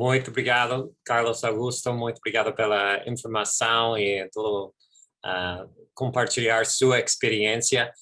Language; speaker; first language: Portuguese; non-native, fluent; English